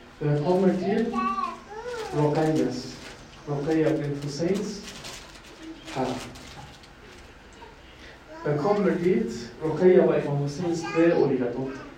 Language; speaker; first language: Swedish; non-native, fluent; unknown